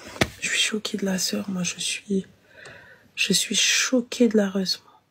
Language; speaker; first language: French; native; French